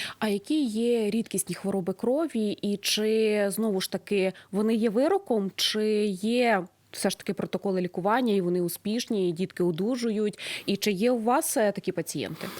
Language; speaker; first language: Ukrainian; native; Ukrainian